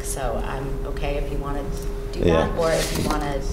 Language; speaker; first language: English; native; English